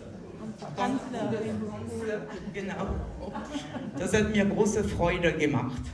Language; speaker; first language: German; non-native, fluent; French